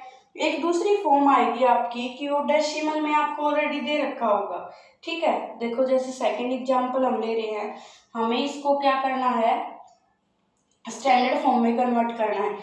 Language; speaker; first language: Hindi; native; Hindi